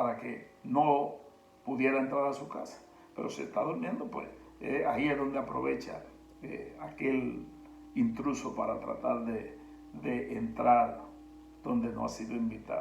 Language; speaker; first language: Spanish; native; Spanish